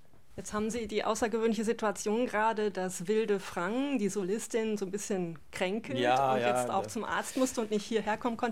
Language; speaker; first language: German; native; German